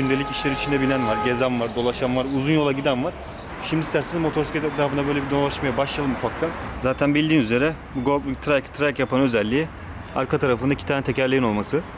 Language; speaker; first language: Turkish; native; Turkish